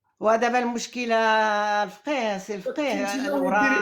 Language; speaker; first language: Arabic; native; Arabic